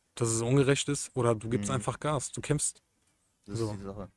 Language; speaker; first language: German; native; German